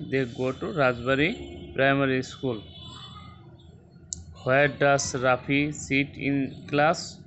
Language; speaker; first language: English; non-native, local second language; Bangla